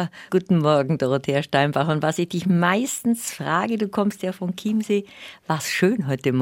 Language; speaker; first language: German; native; German